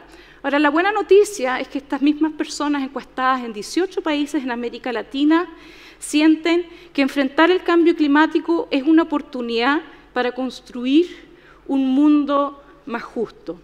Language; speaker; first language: Spanish; native; Spanish